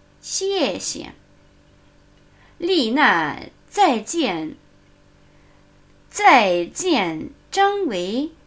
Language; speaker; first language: Chinese; non-native, fluent; German